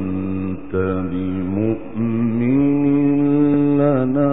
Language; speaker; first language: Arabic; native; Arabic